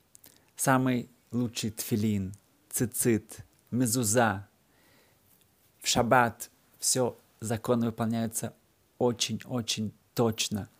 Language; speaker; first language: Russian; native; Russian